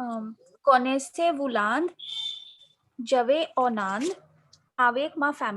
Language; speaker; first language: French; non-native, learner; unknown